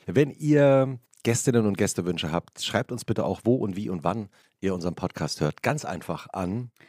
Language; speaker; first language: German; native; German